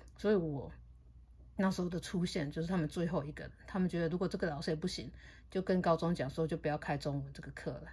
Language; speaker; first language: Chinese; native; Chinese